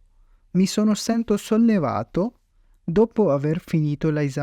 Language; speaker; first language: Italian; non-native, fluent; Urdu